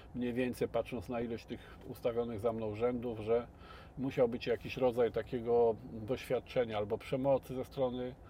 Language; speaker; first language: Polish; native; Polish